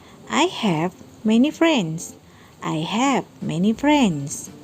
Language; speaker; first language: English; non-native, fluent; Indonesian